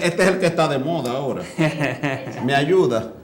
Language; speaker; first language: Spanish; native; Spanish